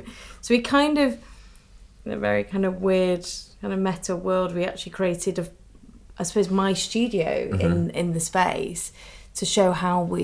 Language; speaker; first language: English; native; English